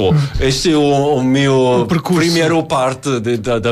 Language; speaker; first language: Portuguese; non-native, learner; German